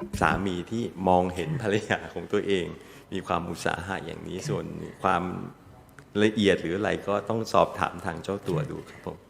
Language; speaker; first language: Thai; native; Thai